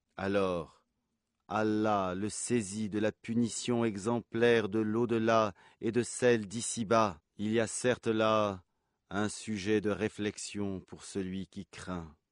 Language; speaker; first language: French; native; French